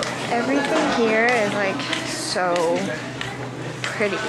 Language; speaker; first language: English; early bilingual, other home language; Korean